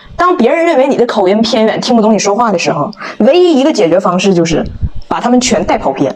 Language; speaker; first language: Chinese; native; Chinese